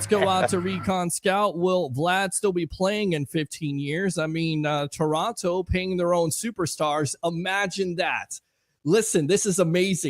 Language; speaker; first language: English; native; English